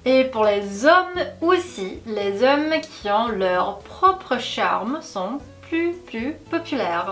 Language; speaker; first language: French; non-native, fluent; Korean